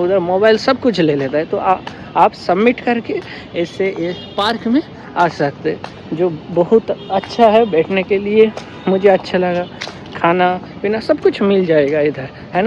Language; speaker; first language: Hindi; non-native, learner; Bangla